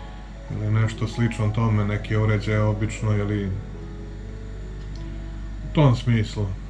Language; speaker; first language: Serbian; native; Serbian